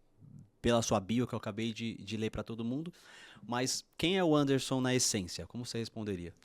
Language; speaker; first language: Portuguese; native; Portuguese